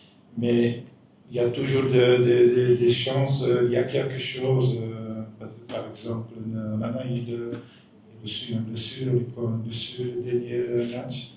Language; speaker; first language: French; non-native, local second language; Dutch